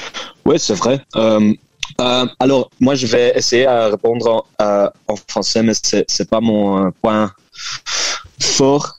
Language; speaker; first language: French; non-native, local second language; Dutch